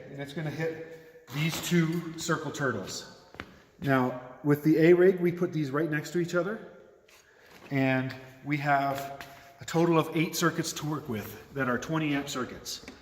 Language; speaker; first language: English; native; English